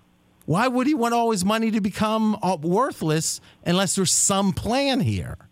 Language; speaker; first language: English; native; English